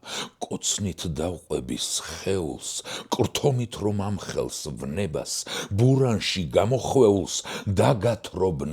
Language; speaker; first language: Georgian; native; Georgian